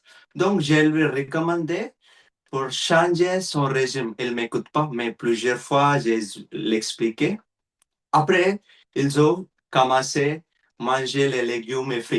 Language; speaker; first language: French; non-native, learner; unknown